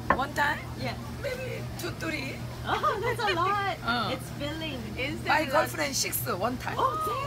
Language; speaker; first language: English; non-native, learner; Korean